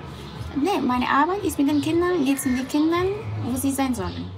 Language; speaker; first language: German; non-native, fluent; Spanish